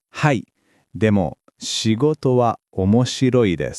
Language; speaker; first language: Japanese; non-native, learner; English